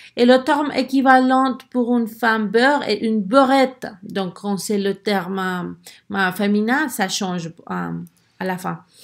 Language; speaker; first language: French; non-native, learner; Spanish